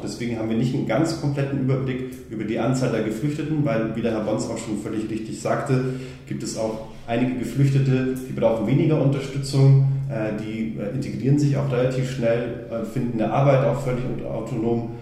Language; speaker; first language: German; native; German